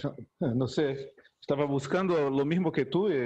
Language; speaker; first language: Spanish; non-native, learner; Portuguese